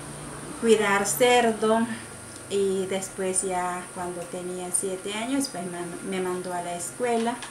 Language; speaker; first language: Spanish; non-native, local second language; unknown